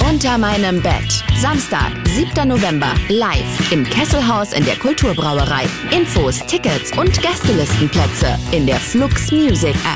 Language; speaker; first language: German; native; German